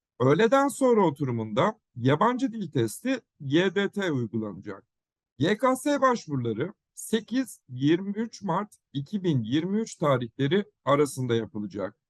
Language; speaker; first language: Turkish; native; Turkish